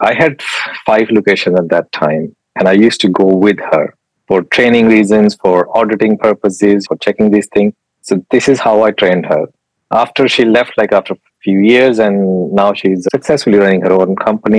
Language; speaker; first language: English; non-native, local second language; Urdu